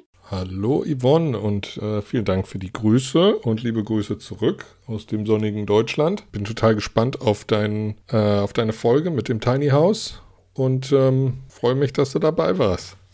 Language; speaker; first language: German; native; German